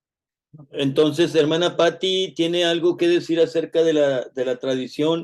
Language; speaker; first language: Spanish; native; Spanish